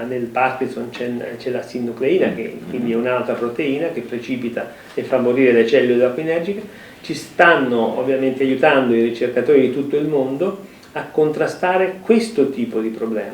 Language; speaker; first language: Italian; native; Italian